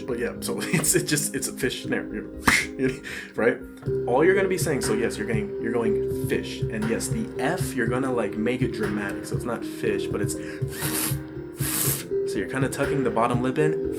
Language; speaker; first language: English; native; English